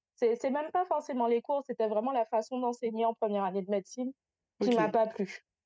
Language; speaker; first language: French; native; French